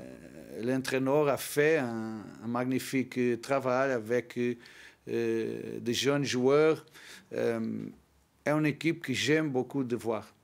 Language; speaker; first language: French; non-native, learner; Portuguese